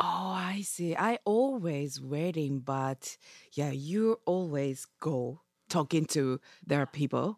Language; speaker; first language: English; non-native, learner; Japanese